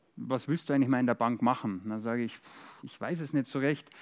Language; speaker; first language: German; native; German